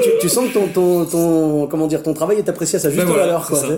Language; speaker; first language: French; native; French